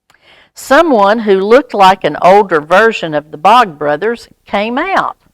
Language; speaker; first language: English; native; English